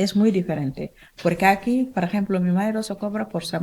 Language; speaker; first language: Spanish; non-native, learner; Wolof